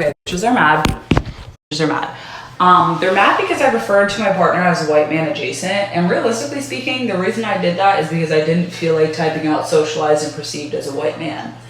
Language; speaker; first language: English; native; English